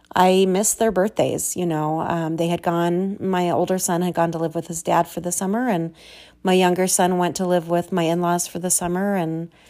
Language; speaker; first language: English; native; English